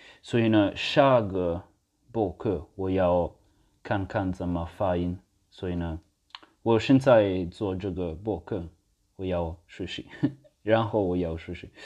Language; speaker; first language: Chinese; non-native, learner; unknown